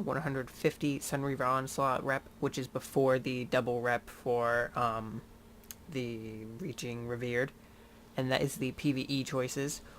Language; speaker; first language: English; native; English